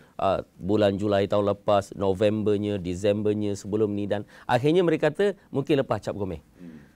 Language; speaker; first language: Malay; native; Malay